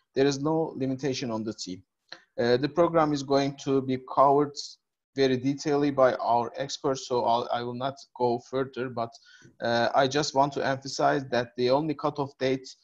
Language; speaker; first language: English; non-native, fluent; Turkish